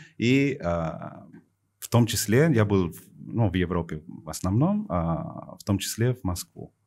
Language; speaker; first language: Russian; non-native, fluent; Spanish